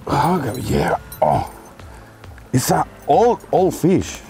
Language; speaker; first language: English; non-native, learner; Spanish